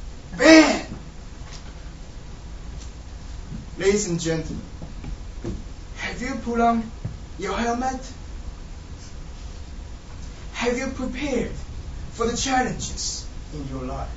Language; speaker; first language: English; non-native, fluent; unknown